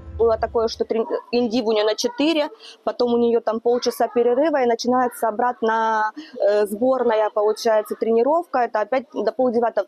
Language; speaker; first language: Ukrainian; non-native, local second language; Russian